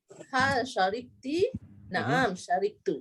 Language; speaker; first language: Arabic; non-native, learner; Malay